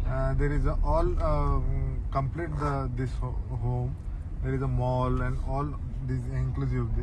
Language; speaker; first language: English; non-native, learner; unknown